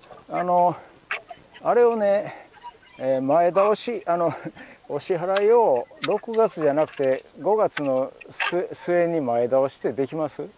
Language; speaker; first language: Japanese; native; Japanese